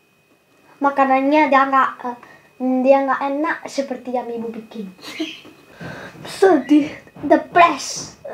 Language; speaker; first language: Indonesian; early bilingual, heritage; Spanish